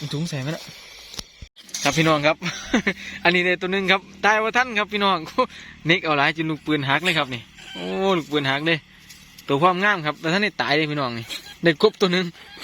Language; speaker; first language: Thai; native; Thai